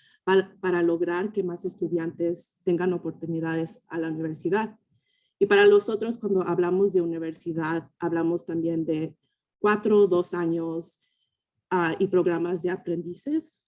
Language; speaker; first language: Spanish; early bilingual, heritage; Spanish